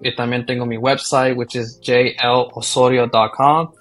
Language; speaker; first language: Spanish; early bilingual, heritage; Spanish